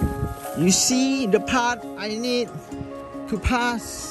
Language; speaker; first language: English; non-native, learner; Indonesian